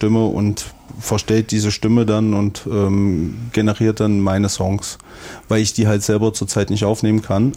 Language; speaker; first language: German; native; German